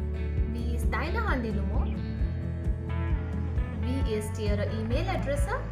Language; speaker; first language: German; non-native, fluent; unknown